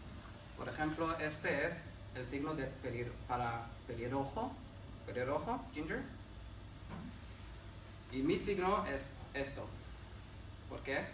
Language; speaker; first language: Spanish; non-native, learner; Hebrew